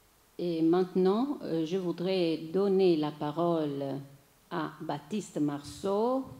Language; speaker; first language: French; non-native, fluent; Italian